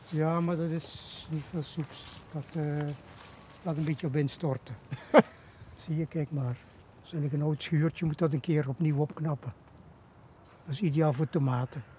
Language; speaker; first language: Dutch; native; Dutch